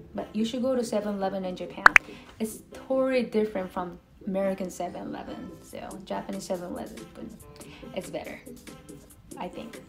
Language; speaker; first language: English; non-native, learner; Japanese